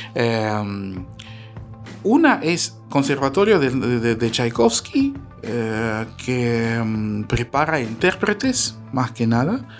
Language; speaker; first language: Spanish; non-native, fluent; Russian